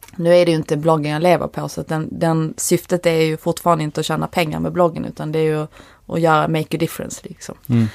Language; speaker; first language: Swedish; native; Swedish